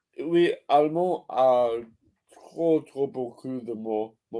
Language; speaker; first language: French; non-native, learner; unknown